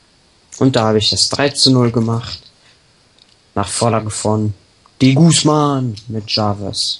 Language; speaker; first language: German; native; German